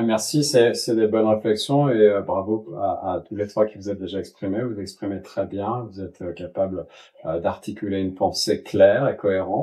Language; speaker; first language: French; native; French